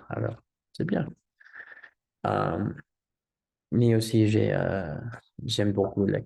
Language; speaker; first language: French; non-native, learner; English